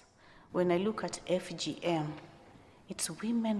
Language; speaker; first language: English; non-native, local second language; Luo (Kenya and Tanzania)